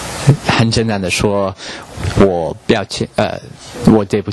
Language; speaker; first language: Chinese; non-native, learner; English